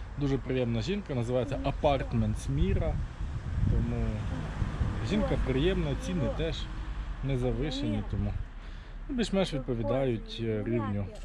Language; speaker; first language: Ukrainian; non-native, local second language; Russian